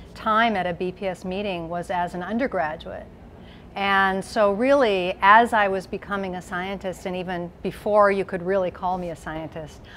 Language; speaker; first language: English; native; English